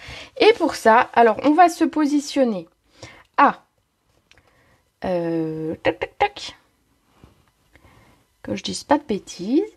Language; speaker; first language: French; native; French